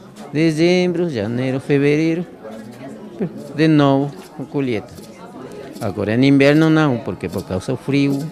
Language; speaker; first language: Portuguese; non-native, local second language; Guarani